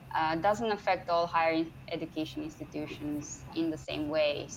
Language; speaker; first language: English; non-native, fluent; Romanian